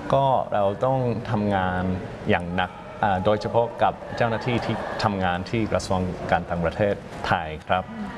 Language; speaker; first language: Thai; non-native, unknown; English